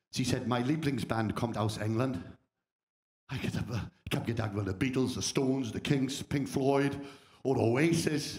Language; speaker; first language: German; non-native, fluent; English